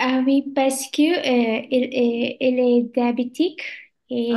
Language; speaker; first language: French; non-native, learner; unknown